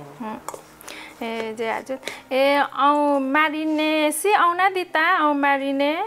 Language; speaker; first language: French; non-native, learner; Nepali